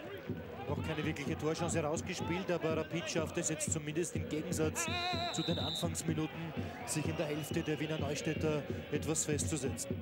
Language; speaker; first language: German; native; German